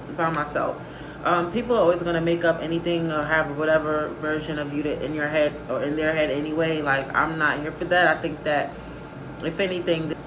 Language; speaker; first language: English; native; English